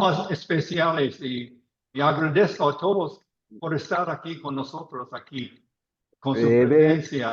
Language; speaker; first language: Spanish; non-native, fluent; English